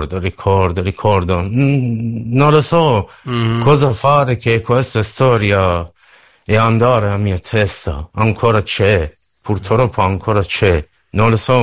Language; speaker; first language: Italian; non-native, learner; Persian